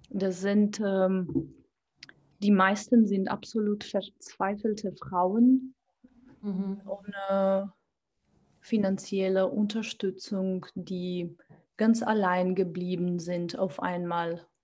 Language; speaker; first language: German; non-native, fluent; Georgian